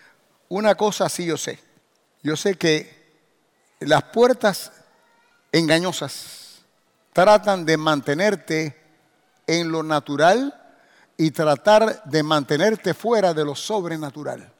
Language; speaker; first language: Spanish; native; Spanish